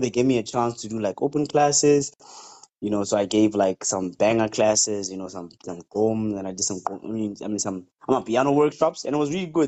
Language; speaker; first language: English; non-native, local second language; Tswana